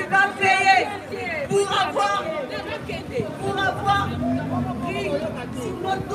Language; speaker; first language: French; non-native, local second language; Lingala